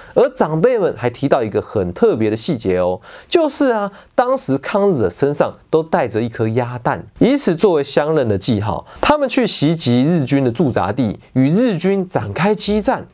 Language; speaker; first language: Chinese; native; Chinese